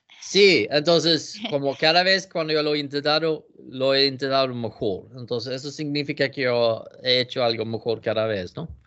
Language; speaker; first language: Spanish; non-native, learner; Swedish